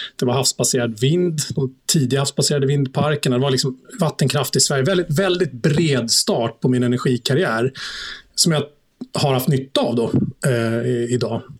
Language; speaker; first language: Swedish; native; Swedish